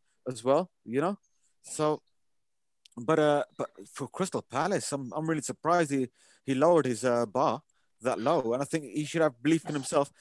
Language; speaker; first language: English; native; English